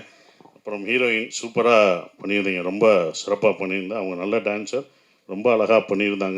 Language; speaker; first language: Tamil; native; Tamil